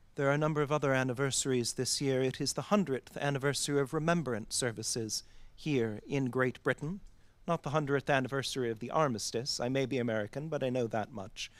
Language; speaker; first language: English; native; English